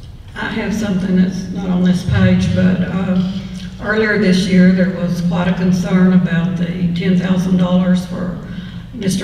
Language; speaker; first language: English; native; English